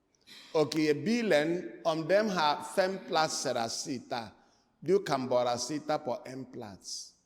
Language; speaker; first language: Swedish; non-native, fluent; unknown